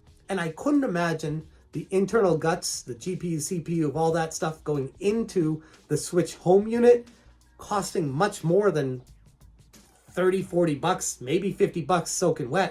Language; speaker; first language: English; native; English